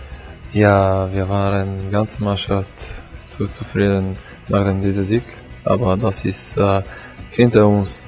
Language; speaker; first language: German; non-native, learner; Bulgarian